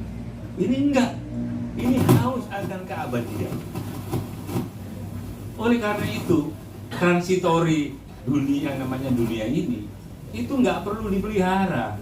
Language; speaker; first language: Indonesian; non-native, local second language; Javanese